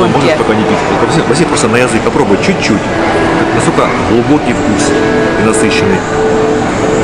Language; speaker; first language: Russian; native; Russian